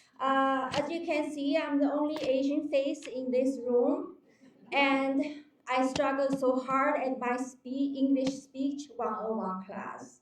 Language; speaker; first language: English; non-native, fluent; Chinese